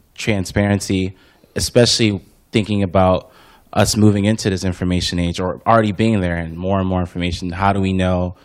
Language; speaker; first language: English; native; English